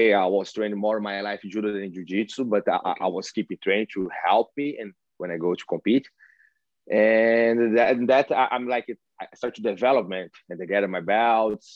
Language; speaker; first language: English; non-native, learner; Portuguese